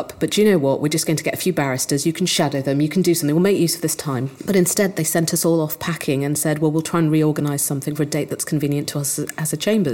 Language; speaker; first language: English; native; English